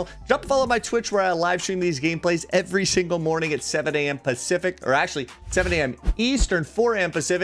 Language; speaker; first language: English; native; English